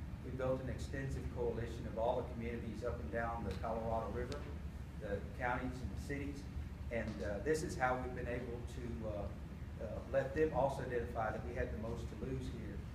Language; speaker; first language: English; early bilingual, other home language; Spanish